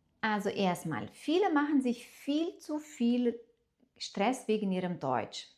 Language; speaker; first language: German; non-native, fluent; Lithuanian